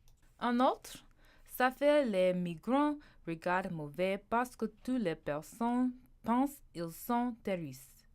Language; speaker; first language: French; non-native, learner; English